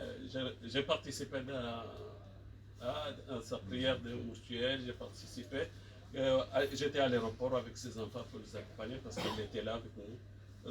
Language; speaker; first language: French; non-native, local second language; Comorian